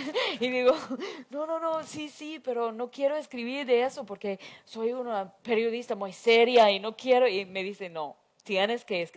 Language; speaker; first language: Spanish; non-native, fluent; English